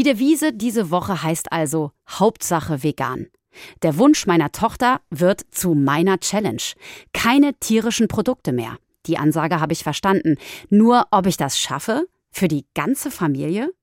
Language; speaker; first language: German; native; German